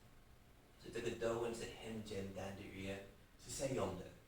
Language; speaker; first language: Chinese; non-native, learner; English